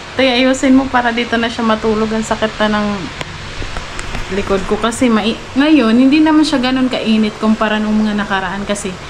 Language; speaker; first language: Filipino; non-native, local second language; Bikol